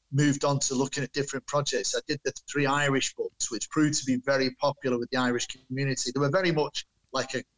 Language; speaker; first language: English; native; English